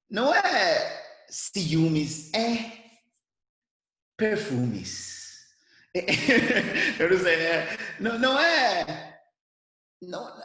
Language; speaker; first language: Portuguese; early bilingual, other home language; English